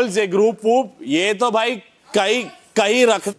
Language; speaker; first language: Hindi; native; Hindi